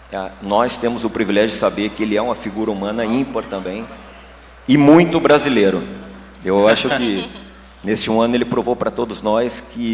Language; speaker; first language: Portuguese; native; Portuguese